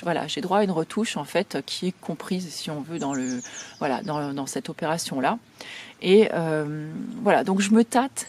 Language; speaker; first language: French; native; French